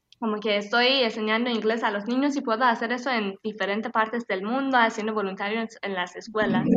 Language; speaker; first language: Spanish; non-native, fluent; Persian